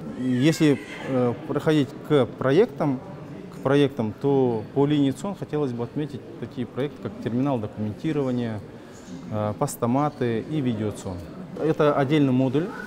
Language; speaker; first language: Russian; non-native, local second language; Kazakh